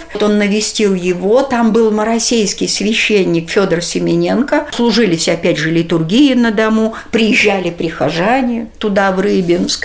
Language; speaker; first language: Russian; native; Russian